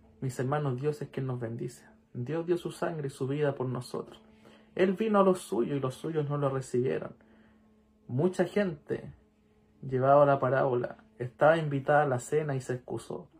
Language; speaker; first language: Spanish; native; Spanish